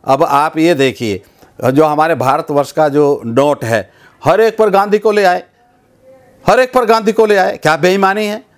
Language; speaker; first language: Hindi; native; Hindi